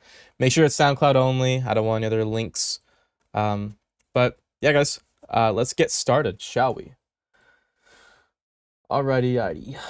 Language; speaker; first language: English; native; English